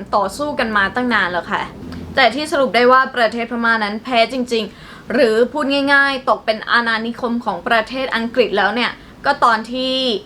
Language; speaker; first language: Thai; non-native, fluent; Burmese